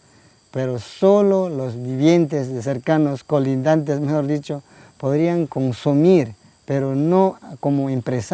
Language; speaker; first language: Spanish; non-native, local second language; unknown